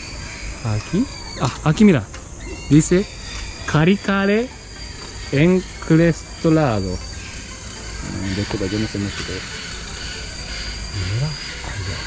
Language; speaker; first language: Spanish; non-native, learner; Japanese